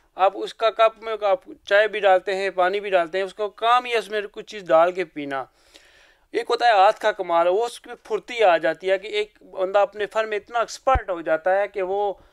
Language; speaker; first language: Urdu; non-native, local second language; Punjabi